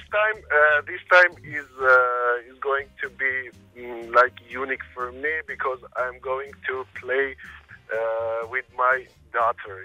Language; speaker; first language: English; non-native, learner; Armenian